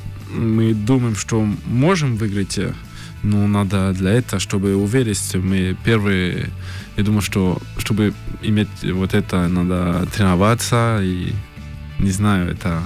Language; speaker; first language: Russian; early bilingual, heritage; French